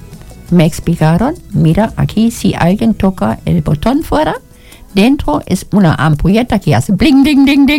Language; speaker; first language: Spanish; non-native, learner; German